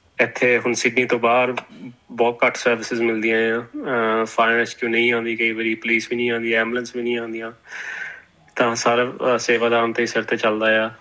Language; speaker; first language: Punjabi; early bilingual, heritage; Punjabi